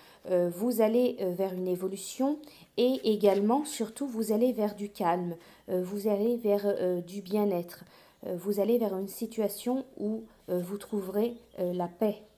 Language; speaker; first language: French; native; French